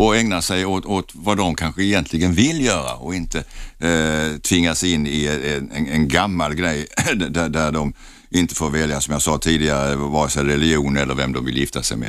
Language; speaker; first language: Swedish; native; Swedish